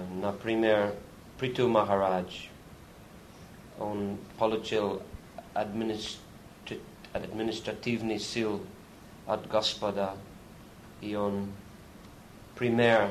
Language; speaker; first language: Russian; non-native, learner; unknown